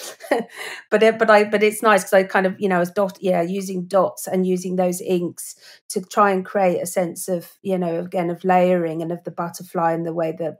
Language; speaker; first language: English; native; English